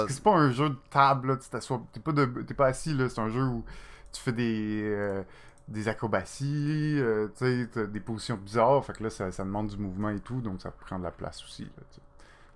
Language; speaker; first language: French; native; French